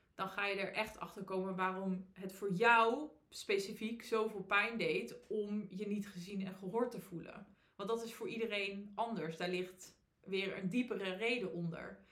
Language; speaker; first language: Dutch; native; Dutch